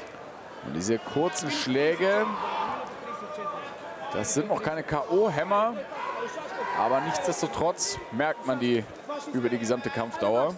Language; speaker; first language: German; native; German